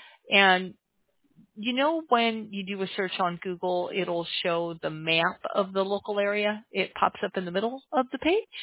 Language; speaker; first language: English; native; English